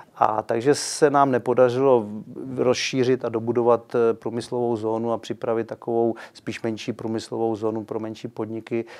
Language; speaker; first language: Czech; native; Czech